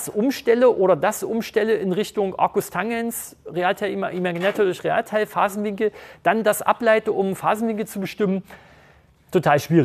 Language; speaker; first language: German; native; German